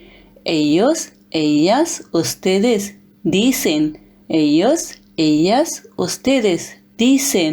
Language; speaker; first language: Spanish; non-native, fluent; Hindi